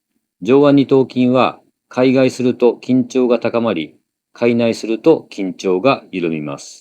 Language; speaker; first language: Japanese; native; Japanese